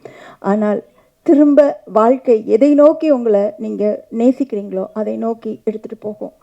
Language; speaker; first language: Tamil; native; Tamil